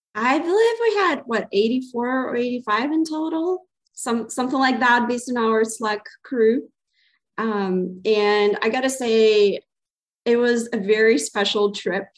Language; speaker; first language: English; non-native, fluent; Ukrainian